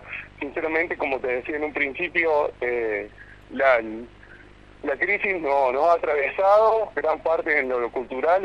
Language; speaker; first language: Spanish; native; Spanish